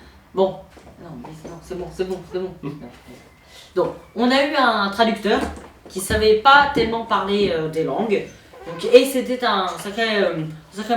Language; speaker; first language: French; native; French